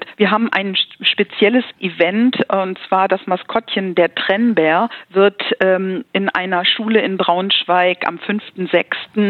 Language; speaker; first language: German; native; German